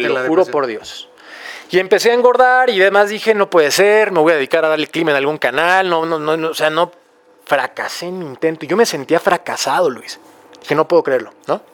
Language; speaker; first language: Spanish; native; Spanish